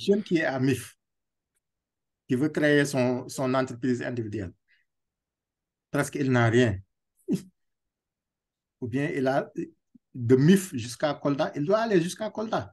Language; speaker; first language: French; non-native, local second language; Wolof